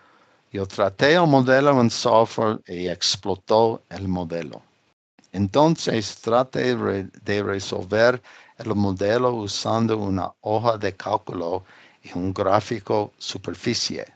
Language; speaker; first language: Spanish; non-native, fluent; English